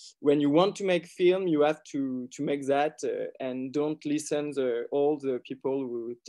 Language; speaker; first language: English; non-native, learner; French